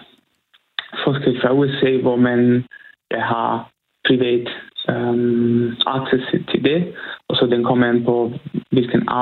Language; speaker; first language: Danish; non-native, fluent; Italian